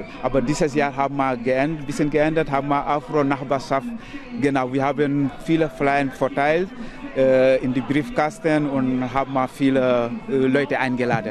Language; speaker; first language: German; non-native, learner; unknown